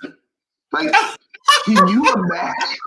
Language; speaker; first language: English; native; English